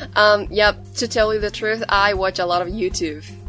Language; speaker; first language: English; non-native, fluent; Japanese